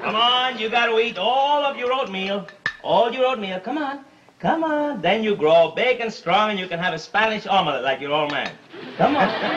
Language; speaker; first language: English; non-native, fluent; Spanish